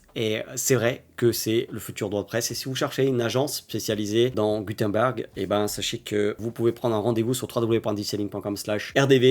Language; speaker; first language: French; native; French